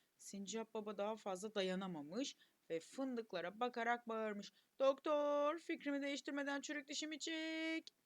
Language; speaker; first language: Turkish; native; Turkish